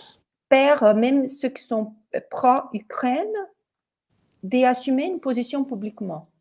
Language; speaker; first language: French; non-native, fluent; Portuguese